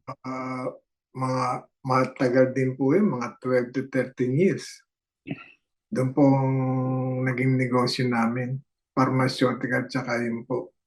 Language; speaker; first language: Filipino; native; Filipino